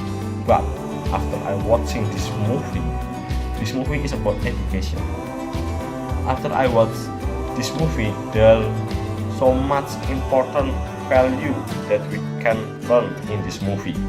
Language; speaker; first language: English; non-native, learner; Indonesian